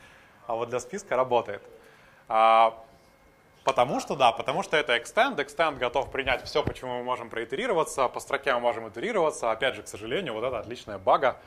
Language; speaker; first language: Russian; native; Russian